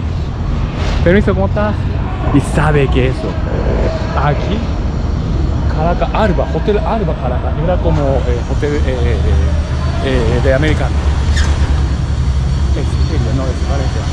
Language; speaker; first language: Spanish; non-native, learner; Japanese